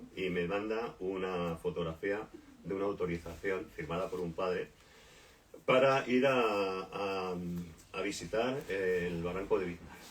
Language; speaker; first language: Spanish; native; Spanish